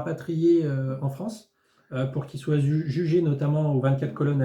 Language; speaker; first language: French; native; French